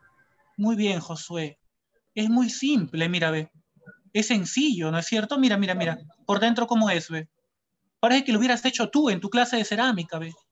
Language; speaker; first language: Spanish; native; Spanish